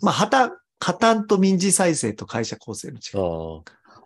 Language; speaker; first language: Japanese; native; Japanese